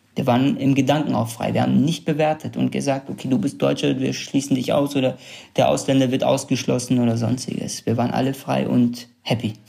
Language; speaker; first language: German; early bilingual, other home language; Kurdish